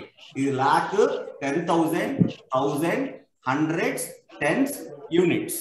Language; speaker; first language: Telugu; native; Telugu